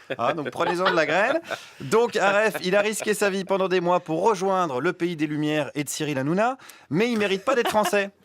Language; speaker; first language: French; native; French